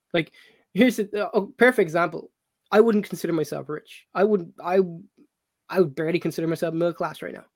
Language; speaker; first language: English; native; English